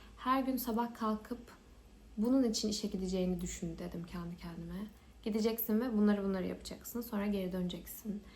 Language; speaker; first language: Turkish; early bilingual, heritage; Turkish